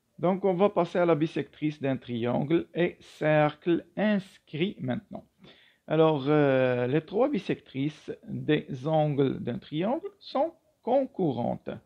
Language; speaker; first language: French; non-native, local second language; Arabic